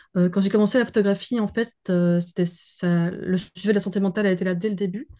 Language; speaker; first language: French; native; French